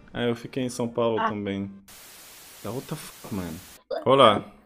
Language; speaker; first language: Portuguese; non-native, learner; Russian